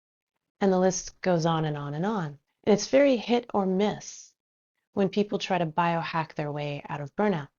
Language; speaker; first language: English; native; English